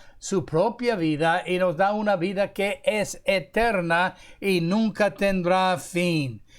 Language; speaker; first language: Spanish; non-native, fluent; English